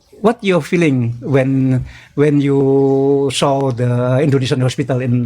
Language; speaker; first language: English; non-native, learner; Indonesian